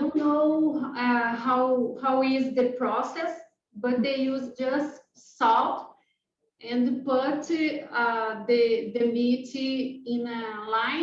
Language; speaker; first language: English; non-native, learner; Portuguese